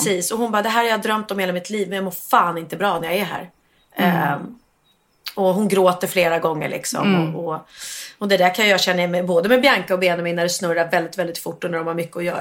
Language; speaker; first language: Swedish; native; Swedish